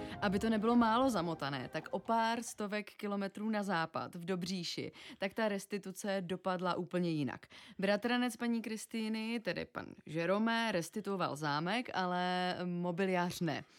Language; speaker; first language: Czech; native; Czech